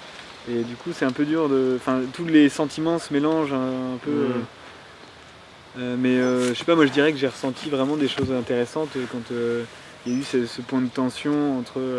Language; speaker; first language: French; native; French